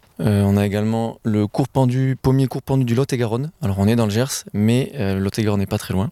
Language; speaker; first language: French; native; French